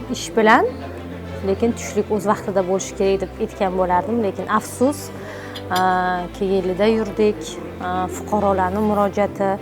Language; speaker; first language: Uzbek; non-native, local second language; Kara-Kalpak